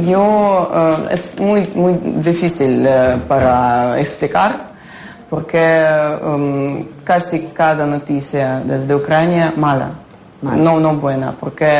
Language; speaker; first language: Spanish; non-native, learner; Ukrainian